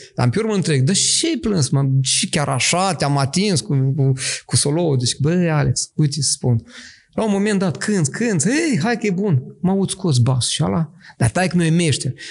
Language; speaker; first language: Romanian; native; Romanian